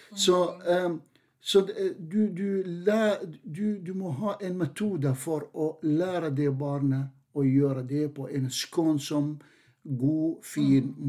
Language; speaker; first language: Norwegian; non-native, fluent; Arabic